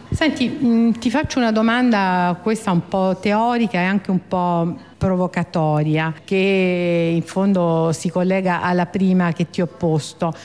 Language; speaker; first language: Italian; native; Italian